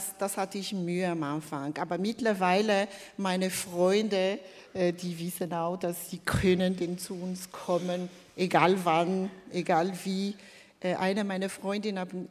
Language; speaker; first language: German; non-native, fluent; Malagasy